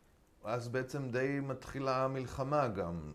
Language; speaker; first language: Hebrew; native; Hebrew